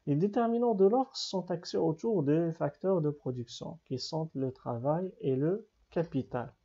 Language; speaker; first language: French; non-native, local second language; Arabic